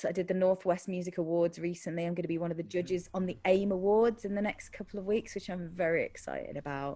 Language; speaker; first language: English; native; English